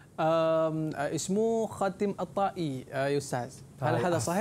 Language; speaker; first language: Arabic; non-native, fluent; Malay